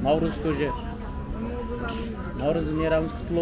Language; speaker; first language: Turkish; non-native, learner; Kazakh